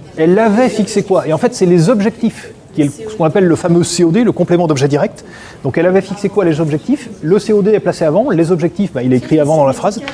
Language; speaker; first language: French; native; French